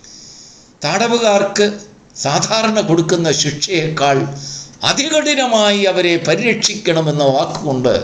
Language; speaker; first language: Malayalam; native; Malayalam